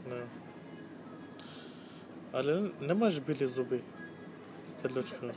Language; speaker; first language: Czech; non-native, learner; Turkish